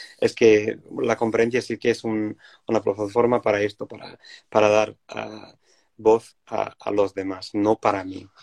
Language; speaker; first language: Spanish; non-native, fluent; English